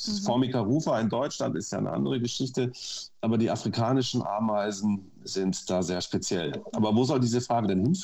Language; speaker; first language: German; native; German